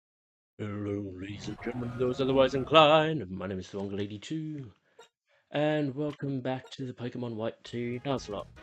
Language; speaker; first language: English; native; English